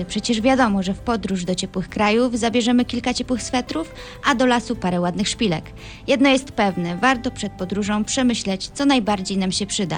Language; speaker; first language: Polish; native; Polish